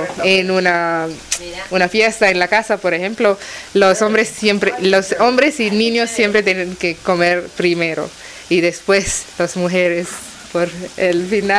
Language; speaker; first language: Spanish; non-native, learner; Tamil